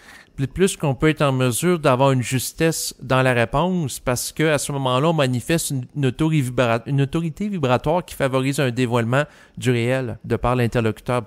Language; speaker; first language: French; native; French